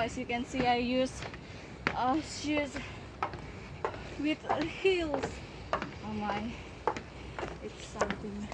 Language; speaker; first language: English; non-native, learner; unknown